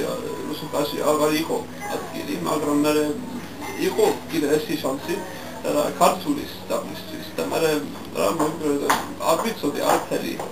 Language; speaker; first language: Georgian; non-native, learner; English